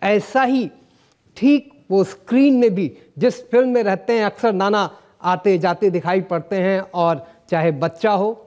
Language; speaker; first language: Hindi; native; Hindi